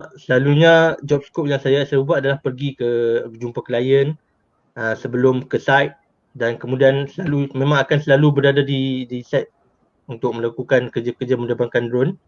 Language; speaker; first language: Malay; native; Malay